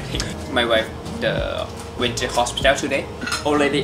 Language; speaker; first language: English; non-native, learner; Japanese